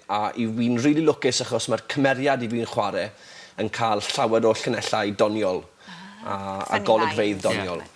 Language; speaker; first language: Welsh; native; Welsh